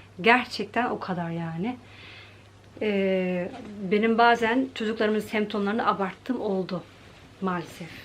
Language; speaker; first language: Turkish; early bilingual, heritage; Turkish